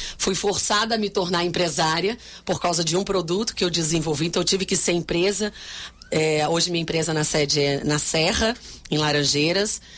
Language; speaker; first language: Portuguese; native; Portuguese